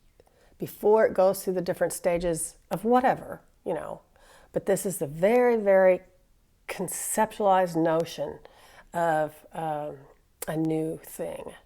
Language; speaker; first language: English; native; English